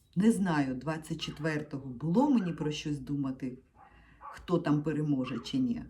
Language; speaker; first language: Ukrainian; non-native, local second language; Russian